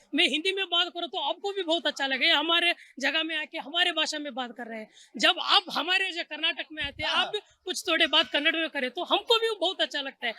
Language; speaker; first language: Hindi; non-native, local second language; Kannada